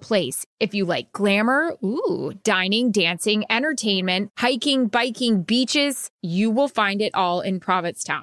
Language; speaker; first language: English; native; English